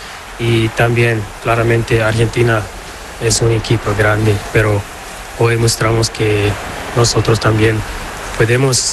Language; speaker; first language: Spanish; non-native, learner; Portuguese